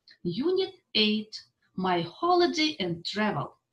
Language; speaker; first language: English; non-native, fluent; Russian